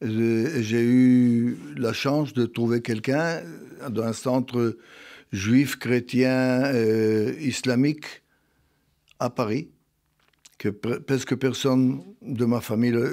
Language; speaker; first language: French; non-native, fluent; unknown